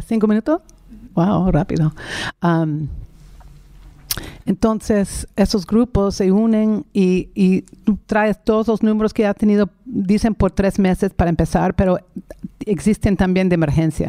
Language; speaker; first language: Spanish; non-native, fluent; English